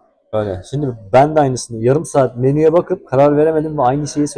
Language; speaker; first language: Turkish; native; Turkish